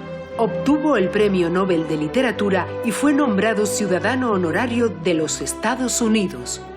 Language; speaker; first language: Spanish; native; Spanish